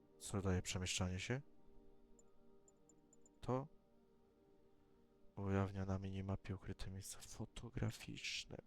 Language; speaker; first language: Polish; native; Polish